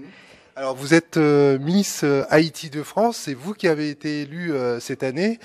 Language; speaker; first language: French; native; French